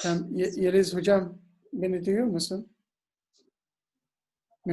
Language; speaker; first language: Turkish; non-native, learner; Arabic